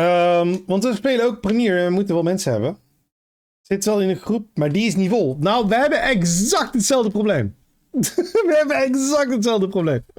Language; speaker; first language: Dutch; native; Dutch